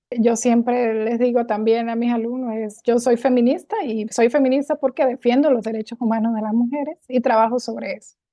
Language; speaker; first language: Spanish; native; Spanish